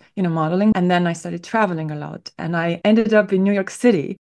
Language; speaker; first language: English; non-native, fluent; Estonian